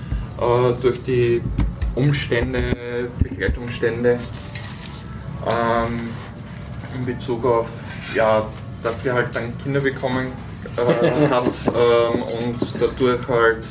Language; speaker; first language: German; native; German